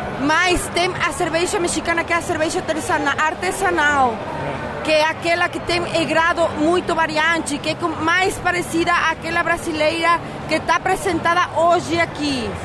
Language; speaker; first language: Portuguese; non-native, fluent; Spanish